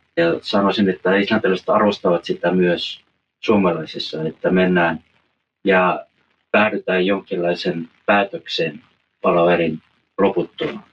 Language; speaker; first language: Finnish; early bilingual, heritage; Finnish